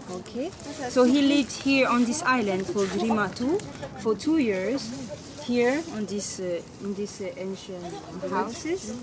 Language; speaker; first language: English; non-native, learner; French